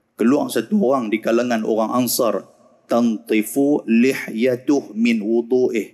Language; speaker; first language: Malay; native; Malay